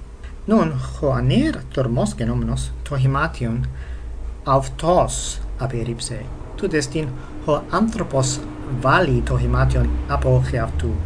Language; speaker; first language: Greek; non-native, fluent; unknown